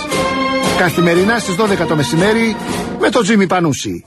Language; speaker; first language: Greek; native; Greek